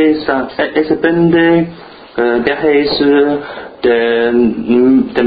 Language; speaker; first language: Spanish; non-native, learner; Chinese